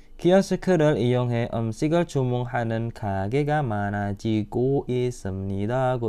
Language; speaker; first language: Korean; non-native, fluent; Indonesian